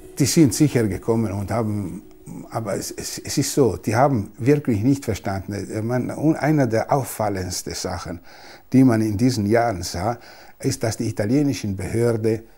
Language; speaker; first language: German; non-native, local second language; Italian